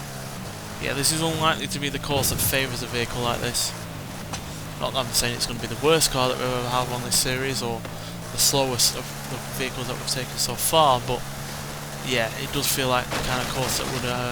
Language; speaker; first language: English; native; English